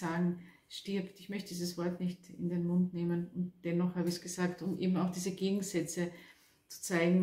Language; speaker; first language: German; native; German